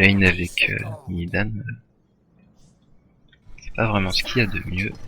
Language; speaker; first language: French; native; French